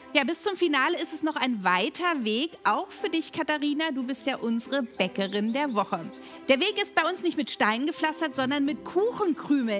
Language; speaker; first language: German; native; German